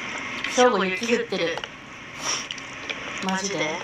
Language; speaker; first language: Japanese; native; Japanese